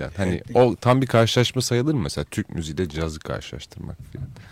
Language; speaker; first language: Turkish; native; Turkish